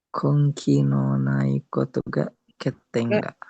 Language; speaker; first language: Japanese; non-native, learner; Indonesian